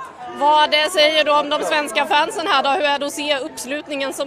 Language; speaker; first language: Swedish; native; Swedish